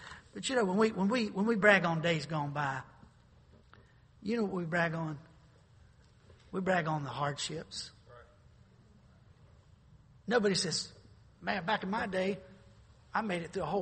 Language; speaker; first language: English; native; English